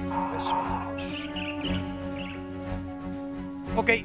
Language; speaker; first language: Spanish; native; Spanish